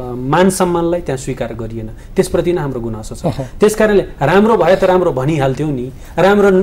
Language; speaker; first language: Nepali; non-native, local second language; Maithili